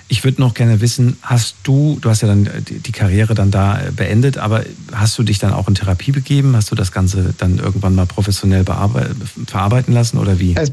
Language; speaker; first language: German; native; German